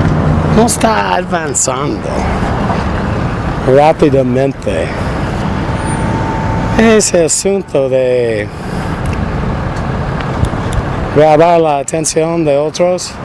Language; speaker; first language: Spanish; non-native, fluent; English